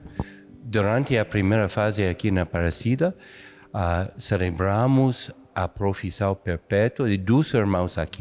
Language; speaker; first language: Portuguese; non-native, fluent; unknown